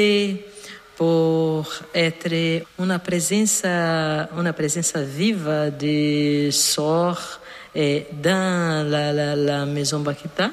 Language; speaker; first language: French; non-native, learner; Portuguese